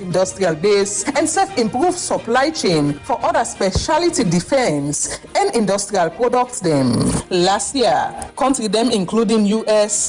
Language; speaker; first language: English; non-native, local second language; Krio